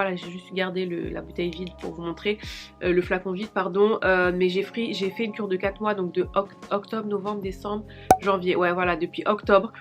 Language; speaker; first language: French; native; French